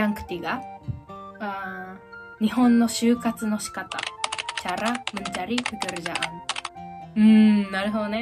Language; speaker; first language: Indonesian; non-native, fluent; Japanese